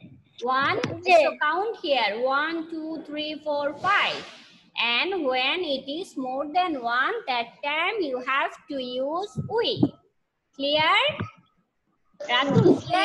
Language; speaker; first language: English; non-native, learner; Bangla